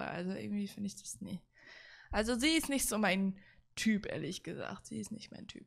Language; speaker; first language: German; native; German